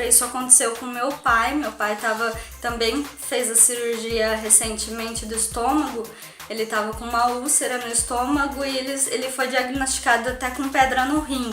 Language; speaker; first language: Portuguese; native; Portuguese